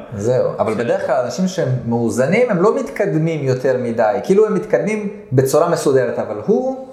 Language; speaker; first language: Hebrew; early bilingual, other home language; Russian